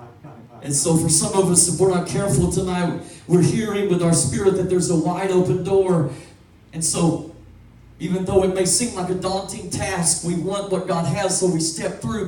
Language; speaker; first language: English; native; English